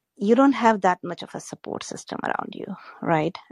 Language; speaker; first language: English; non-native, local second language; Gujarati